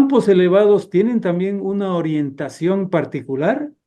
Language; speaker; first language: Spanish; native; Spanish